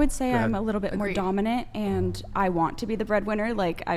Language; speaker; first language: English; native; English